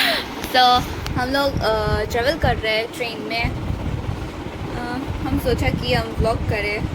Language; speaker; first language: Hindi; non-native, local second language; Assamese